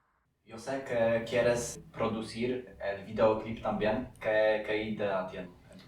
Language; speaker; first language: Spanish; non-native, fluent; Polish